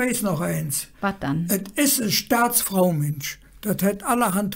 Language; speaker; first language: German; native; German